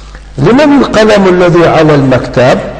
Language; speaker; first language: Arabic; non-native, fluent; Tajik